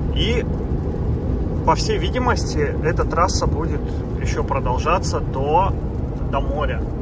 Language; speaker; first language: Russian; native; Russian